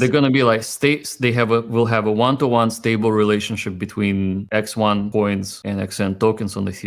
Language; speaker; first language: English; native; English